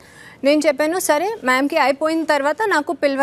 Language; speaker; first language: Telugu; non-native, learner; Hindi